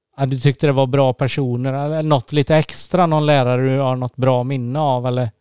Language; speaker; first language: Swedish; native; Swedish